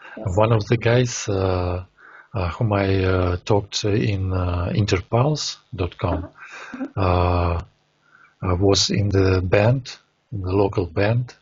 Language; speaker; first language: English; non-native, learner; Russian